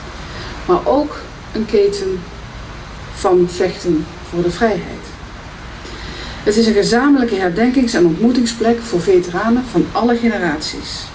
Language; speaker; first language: Dutch; native; Dutch